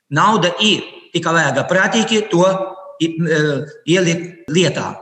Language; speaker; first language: Latvian; non-native, local second language; Russian